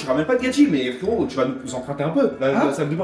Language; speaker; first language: French; native; French